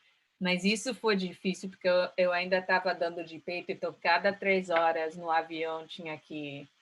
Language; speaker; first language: Portuguese; early bilingual, heritage; Portuguese